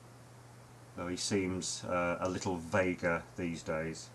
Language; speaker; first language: English; native; English